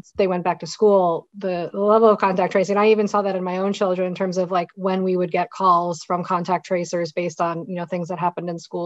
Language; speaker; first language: English; native; English